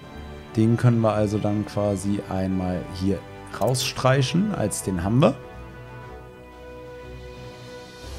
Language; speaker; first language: German; native; German